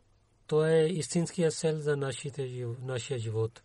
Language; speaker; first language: Bulgarian; non-native, learner; Urdu